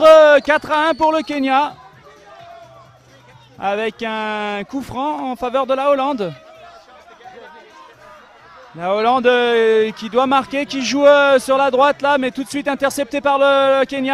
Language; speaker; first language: French; native; French